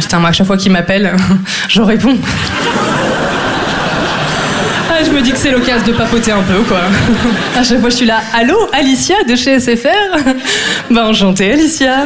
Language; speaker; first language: French; native; French